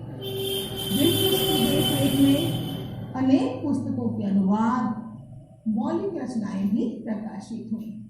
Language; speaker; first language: Hindi; native; Hindi